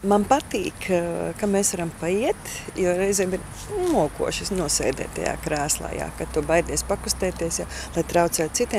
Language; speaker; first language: Latvian; non-native, local second language; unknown